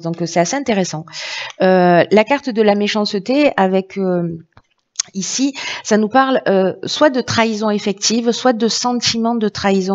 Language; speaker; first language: French; native; French